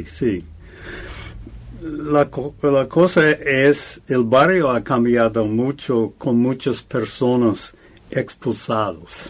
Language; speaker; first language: Spanish; non-native, fluent; English